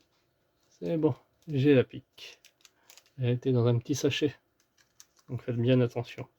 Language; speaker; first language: French; native; French